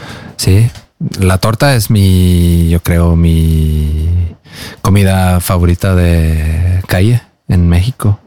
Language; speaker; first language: Spanish; non-native, learner; Norwegian